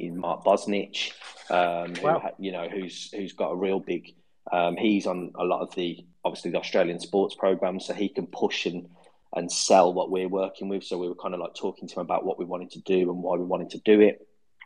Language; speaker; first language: English; native; English